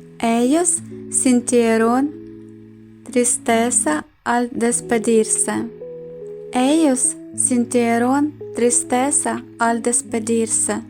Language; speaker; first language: Spanish; non-native, fluent; Ukrainian